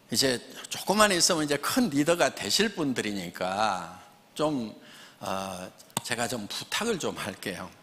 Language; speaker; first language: Korean; native; Korean